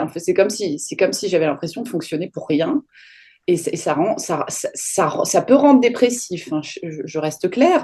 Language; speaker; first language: French; native; French